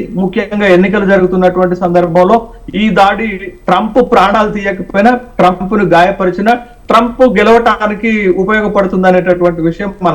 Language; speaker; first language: Telugu; native; Telugu